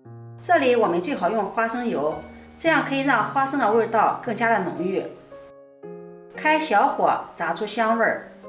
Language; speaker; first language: Chinese; native; Chinese